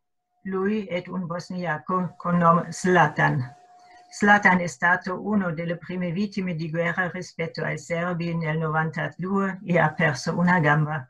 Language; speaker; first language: Italian; non-native, fluent; German